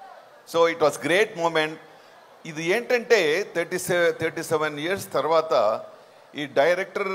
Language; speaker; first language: Telugu; non-native, local second language; Tamil